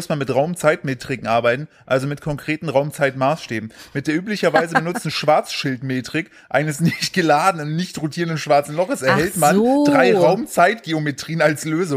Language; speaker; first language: German; native; German